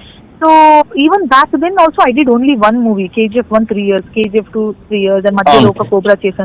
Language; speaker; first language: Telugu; non-native, local second language; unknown